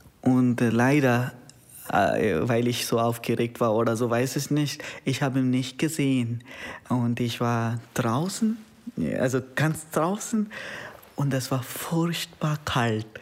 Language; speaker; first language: German; non-native, learner; Konkani